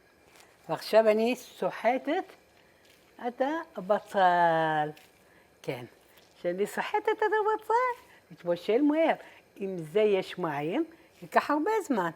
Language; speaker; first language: Hebrew; non-native, fluent; Arabic